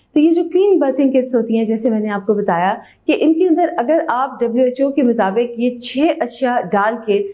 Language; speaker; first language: Hindi; native; Hindi